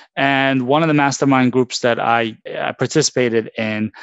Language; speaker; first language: English; native; English